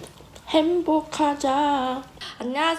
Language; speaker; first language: Korean; non-native, learner; Chinese